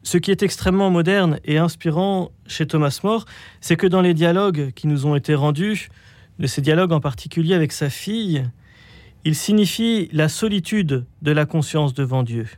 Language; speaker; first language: French; native; French